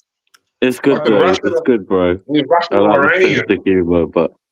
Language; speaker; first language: English; native; English